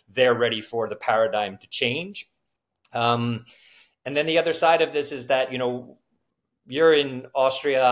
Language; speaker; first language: English; native; English